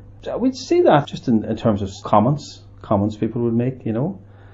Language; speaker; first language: English; native; English